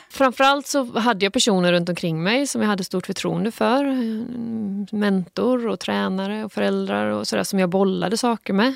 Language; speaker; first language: Swedish; native; Swedish